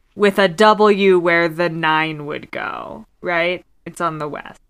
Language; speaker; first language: English; native; English